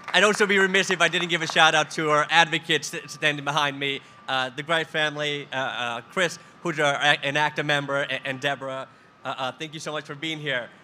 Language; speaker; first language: English; early bilingual, other home language; Spanish